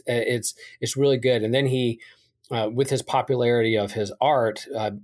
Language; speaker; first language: English; native; English